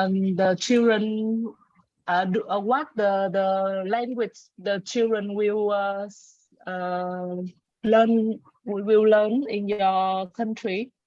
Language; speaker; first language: English; non-native, learner; Vietnamese